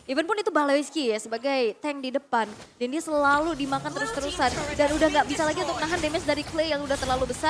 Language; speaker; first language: Indonesian; native; Indonesian